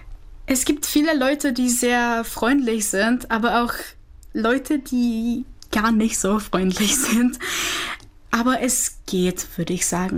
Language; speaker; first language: German; non-native, fluent; Czech